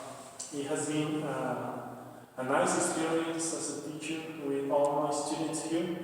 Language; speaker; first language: English; non-native, learner; Spanish